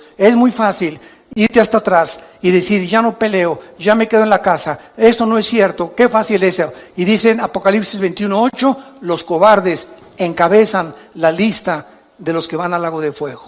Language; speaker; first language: Spanish; native; Spanish